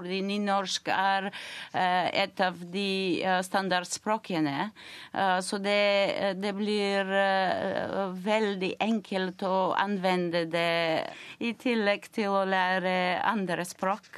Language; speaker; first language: Norwegian; non-native, fluent; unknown